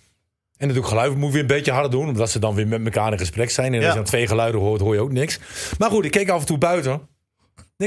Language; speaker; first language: Dutch; native; Dutch